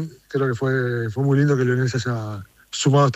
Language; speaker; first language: Spanish; native; Spanish